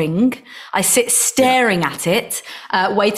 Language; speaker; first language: English; native; English